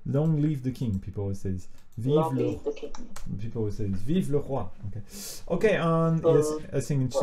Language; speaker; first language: English; non-native, fluent; French